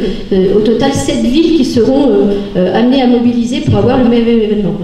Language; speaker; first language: French; native; French